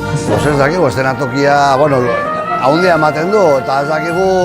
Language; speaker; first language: Basque; non-native, local second language; Spanish